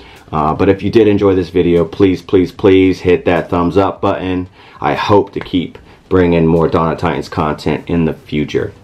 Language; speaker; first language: English; native; English